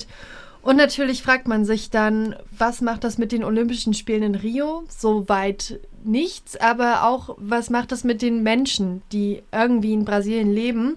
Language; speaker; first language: German; native; German